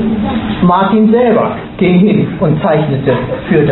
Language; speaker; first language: German; native; German